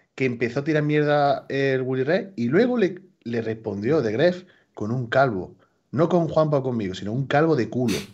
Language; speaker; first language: Spanish; native; Spanish